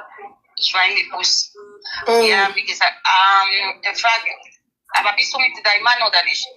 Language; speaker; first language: German; non-native, learner; Nigerian Pidgin